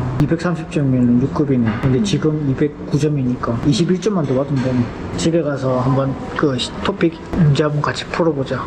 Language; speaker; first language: Korean; native; Korean